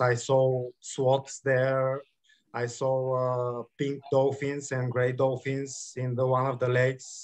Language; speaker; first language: English; non-native, learner; Bulgarian